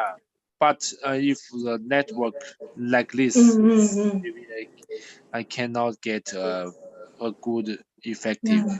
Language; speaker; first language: English; non-native, learner; Chinese